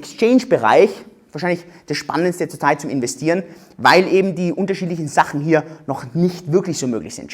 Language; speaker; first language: German; native; German